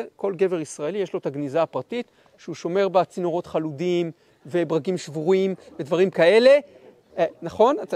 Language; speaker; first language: Hebrew; native; Hebrew